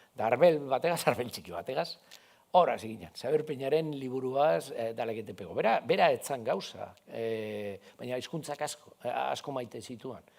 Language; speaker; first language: Basque; non-native, local second language; Spanish